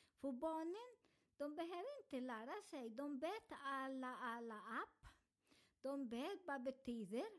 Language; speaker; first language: Swedish; non-native, learner; Spanish